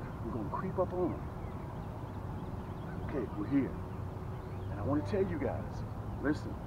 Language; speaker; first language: English; native; English